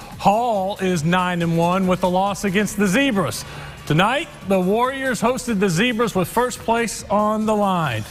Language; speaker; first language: English; native; English